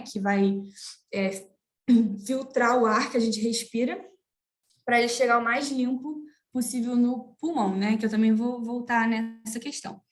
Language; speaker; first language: Portuguese; native; Portuguese